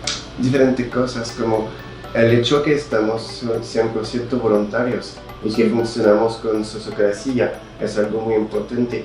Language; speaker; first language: Spanish; non-native, fluent; French